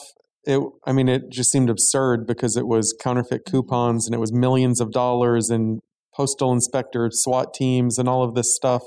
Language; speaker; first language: English; native; English